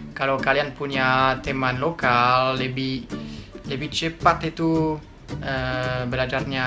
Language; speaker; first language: Indonesian; non-native, fluent; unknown